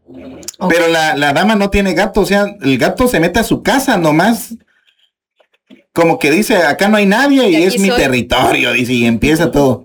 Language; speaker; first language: Spanish; native; Spanish